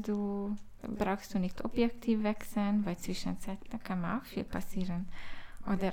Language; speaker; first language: German; non-native, learner; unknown